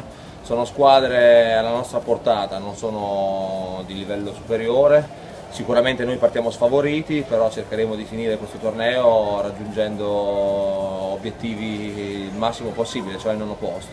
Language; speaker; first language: Italian; native; Italian